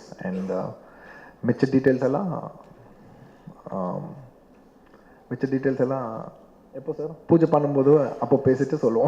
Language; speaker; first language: Tamil; non-native, local second language; Telugu